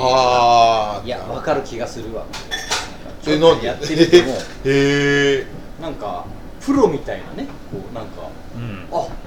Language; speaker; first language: Japanese; native; Japanese